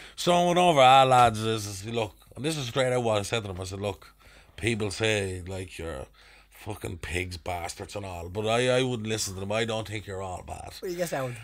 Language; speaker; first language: English; native; English